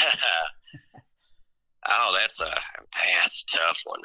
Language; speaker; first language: English; native; English